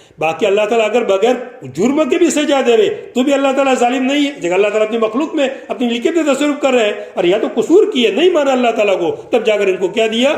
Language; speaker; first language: Urdu; non-native, local second language; Gujarati